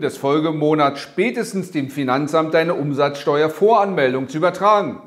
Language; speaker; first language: German; native; German